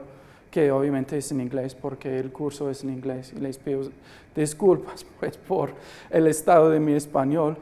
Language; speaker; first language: Spanish; non-native, fluent; English